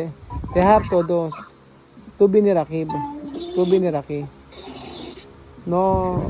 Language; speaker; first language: Spanish; non-native, learner; Filipino